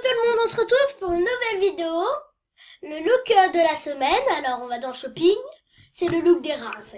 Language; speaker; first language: French; native; French